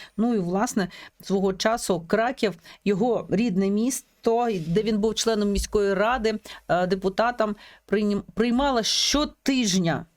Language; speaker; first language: Ukrainian; native; Ukrainian